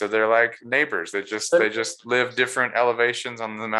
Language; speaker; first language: English; native; English